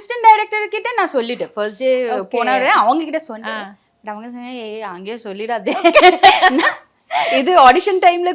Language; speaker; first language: Tamil; non-native, local second language; Bangla